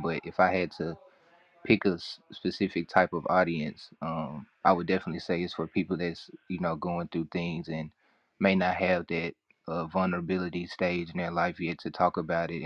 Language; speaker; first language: English; native; English